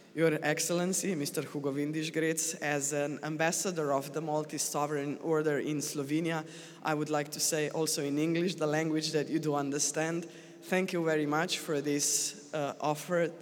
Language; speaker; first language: English; non-native, fluent; Slovenian